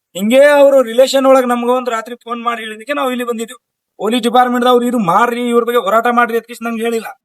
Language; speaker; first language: Kannada; native; Kannada